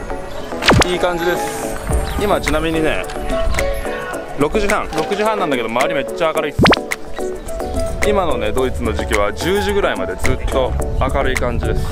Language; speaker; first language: Japanese; native; Japanese